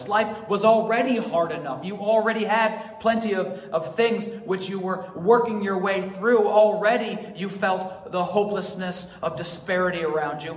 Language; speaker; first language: English; native; English